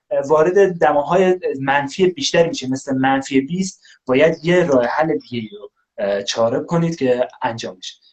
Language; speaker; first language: Persian; native; Persian